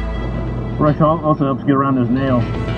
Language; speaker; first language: English; native; English